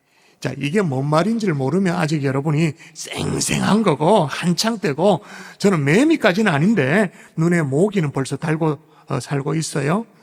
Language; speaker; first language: Korean; native; Korean